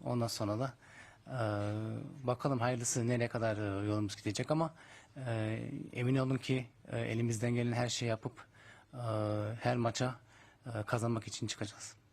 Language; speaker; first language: Turkish; early bilingual, heritage; Turkish